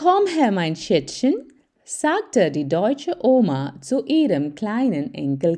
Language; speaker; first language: German; non-native, fluent; Malayalam